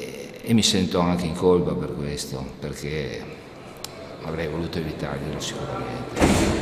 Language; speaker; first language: Italian; native; Italian